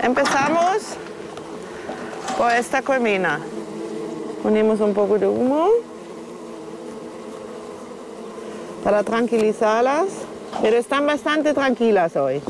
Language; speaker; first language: Spanish; non-native, fluent; German